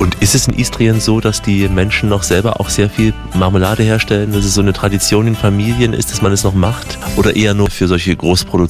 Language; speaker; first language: German; native; German